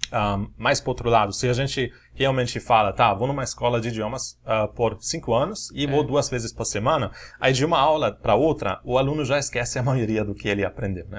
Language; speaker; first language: Portuguese; non-native, fluent; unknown